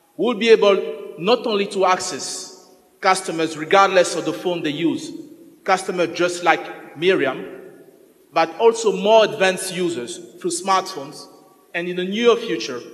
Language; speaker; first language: English; non-native, fluent; French